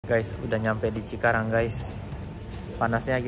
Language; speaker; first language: Indonesian; native; Indonesian